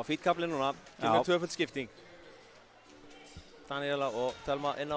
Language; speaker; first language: Icelandic; native; Icelandic